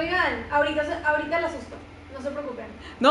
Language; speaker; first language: Spanish; native; Spanish